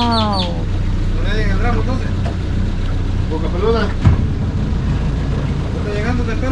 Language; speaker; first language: Spanish; native; Spanish